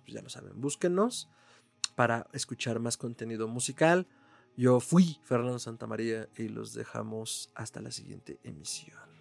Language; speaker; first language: Spanish; native; Spanish